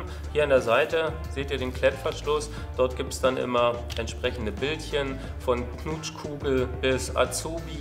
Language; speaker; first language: German; native; German